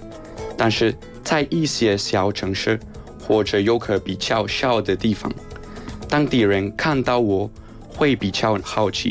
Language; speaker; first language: Chinese; non-native, fluent; Spanish